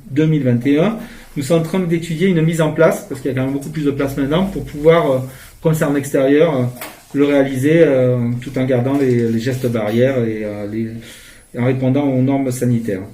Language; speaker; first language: French; native; French